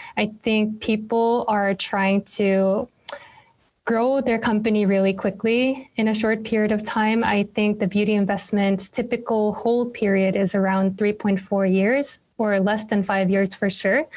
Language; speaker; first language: English; non-native, fluent; Korean